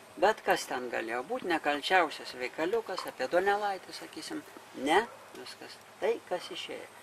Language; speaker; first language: Lithuanian; native; Lithuanian